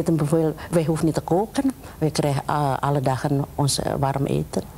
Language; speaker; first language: Dutch; non-native, learner; Indonesian